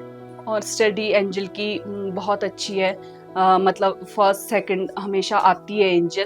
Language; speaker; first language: Hindi; native; Hindi